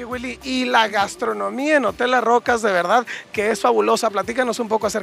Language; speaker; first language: Spanish; native; Spanish